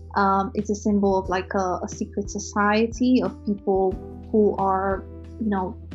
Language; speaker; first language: English; non-native, fluent; Romanian